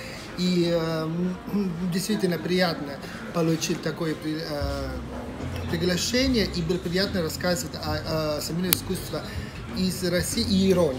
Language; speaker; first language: Russian; non-native, fluent; Italian